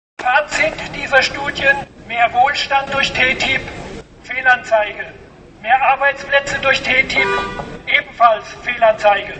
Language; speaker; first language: German; native; German